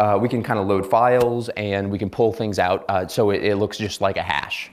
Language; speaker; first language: English; native; English